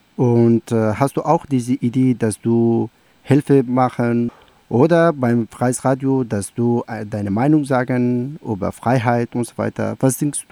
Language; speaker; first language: German; non-native, learner; Persian